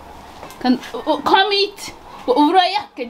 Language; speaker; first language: Norwegian; non-native, learner; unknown